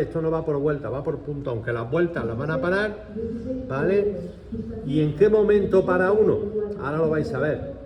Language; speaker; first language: Spanish; native; Spanish